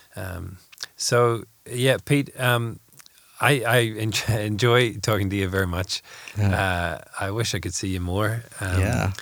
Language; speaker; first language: English; native; English